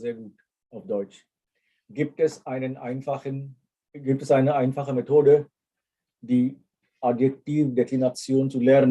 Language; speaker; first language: German; non-native, fluent; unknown